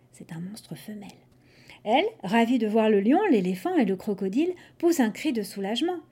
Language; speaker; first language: French; non-native, fluent; English